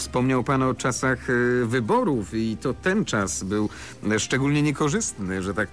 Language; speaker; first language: Polish; native; Polish